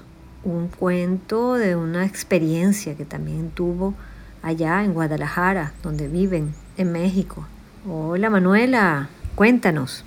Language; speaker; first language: Spanish; native; Spanish